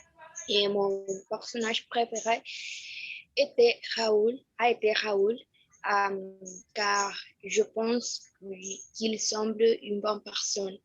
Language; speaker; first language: French; non-native, learner; Spanish